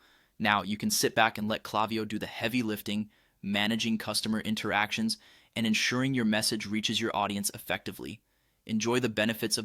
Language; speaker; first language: English; native; English